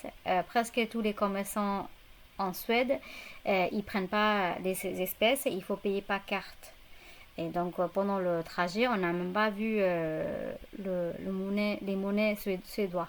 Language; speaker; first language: French; non-native, fluent; Burmese